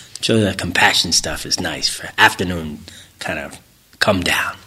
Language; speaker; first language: English; native; English